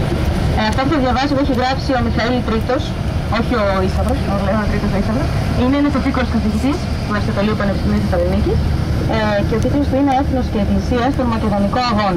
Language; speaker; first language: Greek; native; Greek